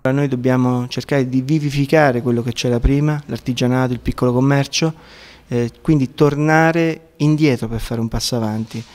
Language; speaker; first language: Italian; native; Italian